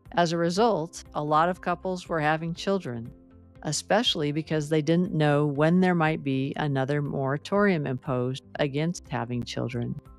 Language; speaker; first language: English; native; English